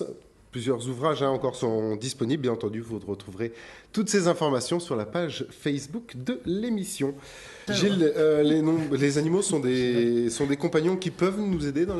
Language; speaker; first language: French; native; French